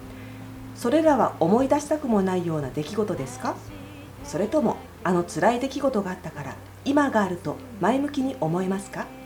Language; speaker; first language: Japanese; native; Japanese